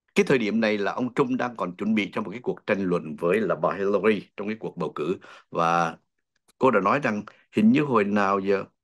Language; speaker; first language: Vietnamese; native; Vietnamese